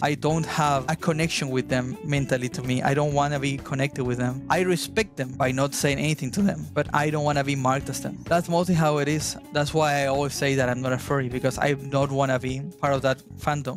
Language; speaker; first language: English; non-native, fluent; Spanish